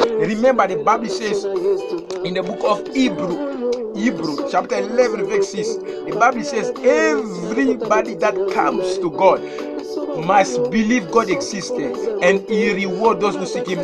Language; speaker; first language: English; non-native, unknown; Lingala